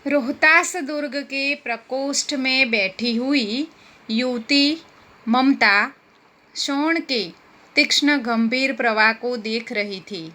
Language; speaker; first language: Hindi; non-native, local second language; Gujarati